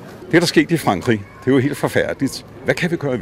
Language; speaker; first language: Danish; native; Danish